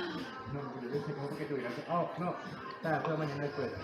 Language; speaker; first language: Spanish; native; Spanish